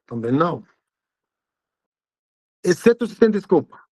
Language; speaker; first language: Portuguese; non-native, fluent; Arabic